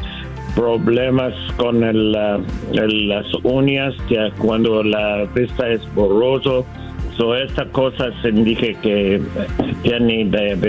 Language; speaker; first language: Spanish; non-native, learner; English